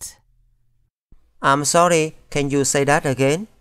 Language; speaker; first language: English; non-native, fluent; Vietnamese